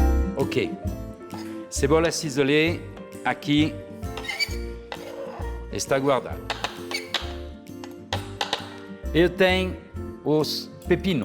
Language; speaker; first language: Portuguese; non-native, fluent; French